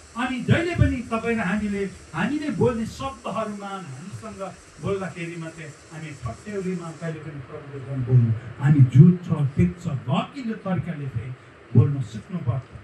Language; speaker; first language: Nepali; non-native, local second language; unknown